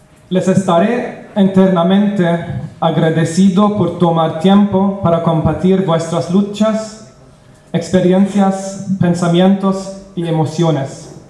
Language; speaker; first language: Spanish; non-native, learner; Arabic